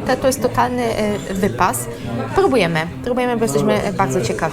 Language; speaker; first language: Polish; native; Polish